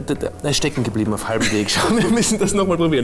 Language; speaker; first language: German; native; German